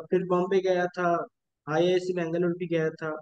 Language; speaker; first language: Hindi; non-native, local second language; Bangla